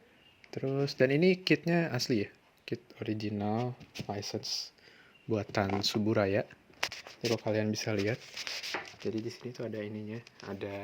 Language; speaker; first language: Indonesian; native; Indonesian